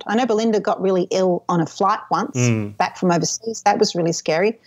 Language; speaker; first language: English; native; English